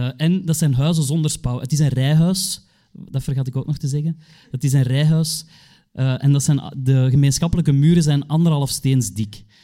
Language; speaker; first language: Dutch; native; Dutch